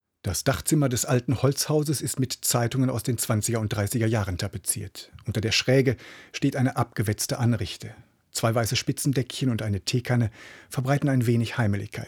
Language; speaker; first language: German; native; German